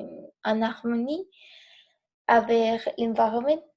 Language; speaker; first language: French; non-native, learner; Spanish